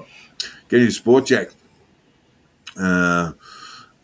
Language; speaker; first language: English; native; English